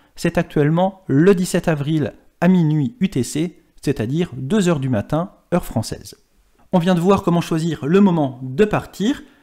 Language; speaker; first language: French; native; French